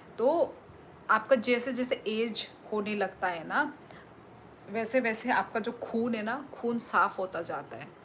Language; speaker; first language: Hindi; non-native, local second language; Kok Borok